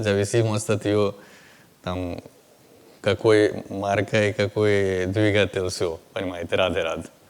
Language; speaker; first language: Russian; non-native, learner; Hindi